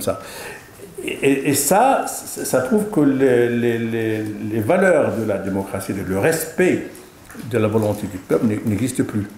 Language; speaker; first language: French; non-native, local second language; Arabic